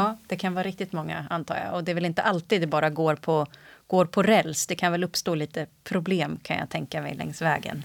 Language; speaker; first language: Swedish; native; Swedish